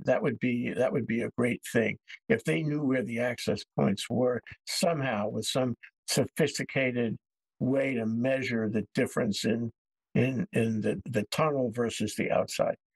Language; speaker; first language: English; native; English